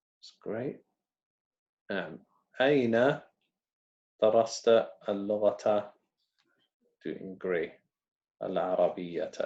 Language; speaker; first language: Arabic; non-native, fluent; English